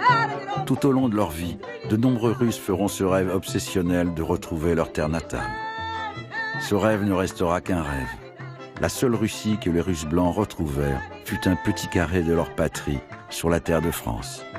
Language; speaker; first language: French; native; French